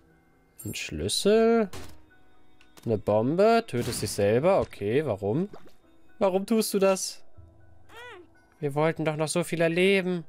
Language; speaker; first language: German; native; German